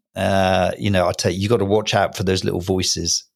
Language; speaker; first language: English; native; English